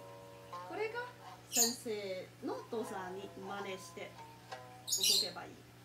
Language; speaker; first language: Japanese; non-native, fluent; Chinese